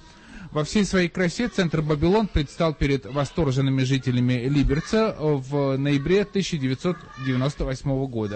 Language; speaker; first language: Russian; native; Russian